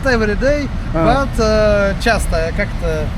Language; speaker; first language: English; non-native, learner; Russian